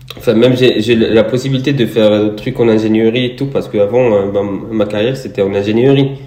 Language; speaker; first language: French; non-native, local second language; Arabic